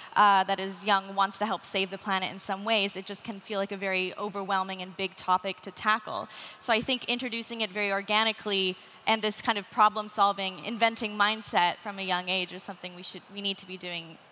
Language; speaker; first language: English; native; English